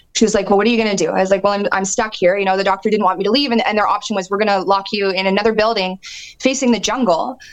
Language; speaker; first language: English; native; English